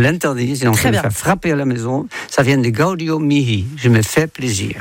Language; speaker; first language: French; non-native, fluent; Dutch